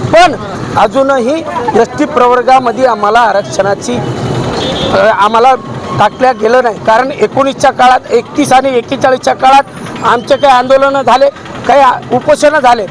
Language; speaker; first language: Marathi; non-native, local second language; Lambadi